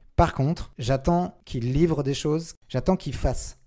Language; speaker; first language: French; native; French